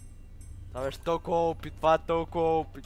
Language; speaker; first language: Bulgarian; native; Bulgarian